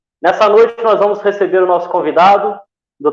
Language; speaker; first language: Portuguese; native; Portuguese